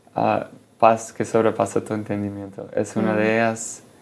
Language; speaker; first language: Spanish; early bilingual, heritage; Spanish